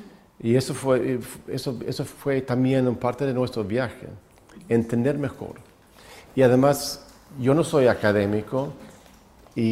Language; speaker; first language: Spanish; non-native, fluent; Swedish